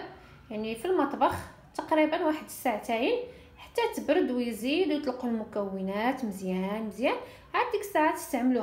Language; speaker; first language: Arabic; native; Arabic